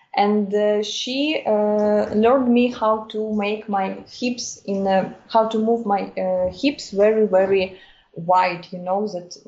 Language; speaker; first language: English; non-native, fluent; Ukrainian